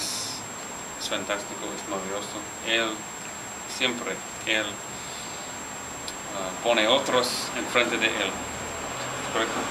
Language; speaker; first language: Spanish; non-native, learner; English